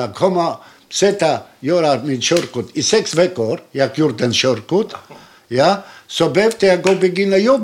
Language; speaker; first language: Swedish; non-native, learner; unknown